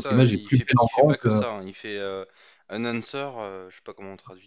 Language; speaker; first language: French; native; French